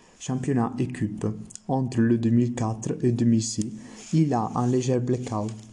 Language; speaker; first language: French; non-native, learner; Italian